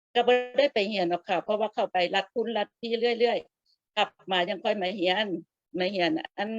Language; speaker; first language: Thai; non-native, local second language; Lao